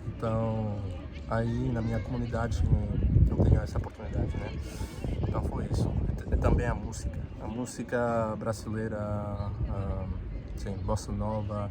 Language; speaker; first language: Portuguese; non-native, fluent; Spanish